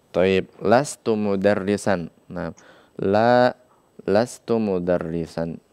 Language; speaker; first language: Arabic; non-native, fluent; Indonesian